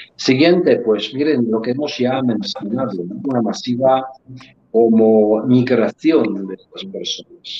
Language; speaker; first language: Spanish; non-native, fluent; Polish